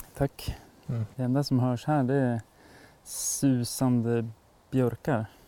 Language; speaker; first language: Swedish; native; Swedish